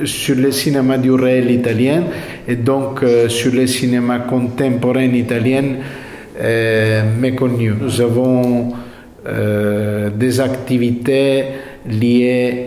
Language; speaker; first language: French; non-native, fluent; Italian